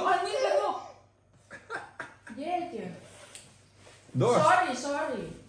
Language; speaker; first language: Dutch; non-native, learner; Thai